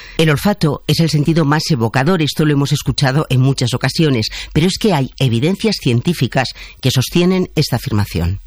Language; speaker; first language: Spanish; native; Spanish